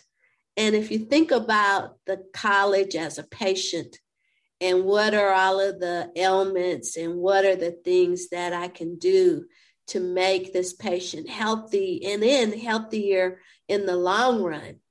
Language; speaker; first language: English; native; English